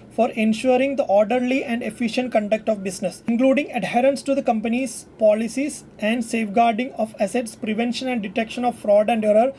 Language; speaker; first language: English; non-native, local second language; Malayalam